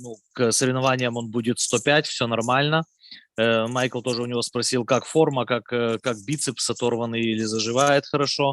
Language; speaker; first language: Russian; native; Russian